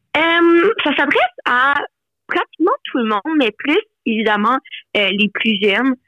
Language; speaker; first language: French; non-native, local second language; English